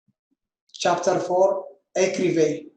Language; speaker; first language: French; non-native, fluent; Amharic